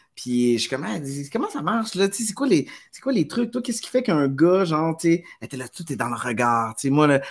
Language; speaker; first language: French; native; French